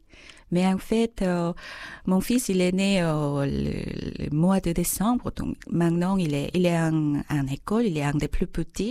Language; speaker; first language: French; non-native, fluent; Korean